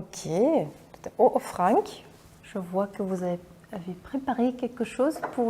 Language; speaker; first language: French; non-native, fluent; Dutch